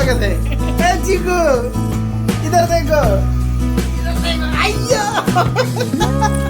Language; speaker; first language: Hindi; non-native, local second language; Malayalam